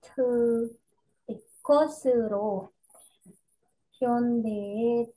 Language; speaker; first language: Korean; non-native, learner; Indonesian